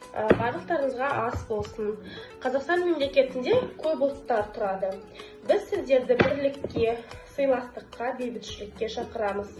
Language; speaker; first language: Kazakh; non-native, local second language; Chechen